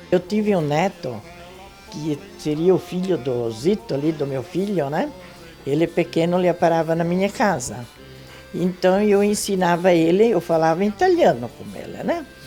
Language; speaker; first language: Portuguese; non-native, local second language; Venetian